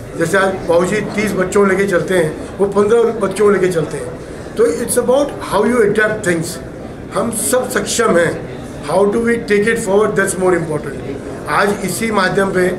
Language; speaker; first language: Hindi; native; Hindi